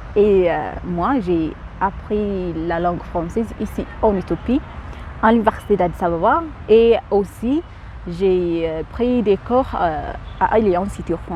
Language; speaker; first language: French; non-native, fluent; Amharic